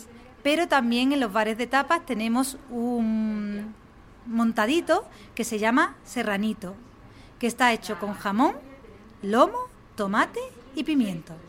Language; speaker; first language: Spanish; native; Spanish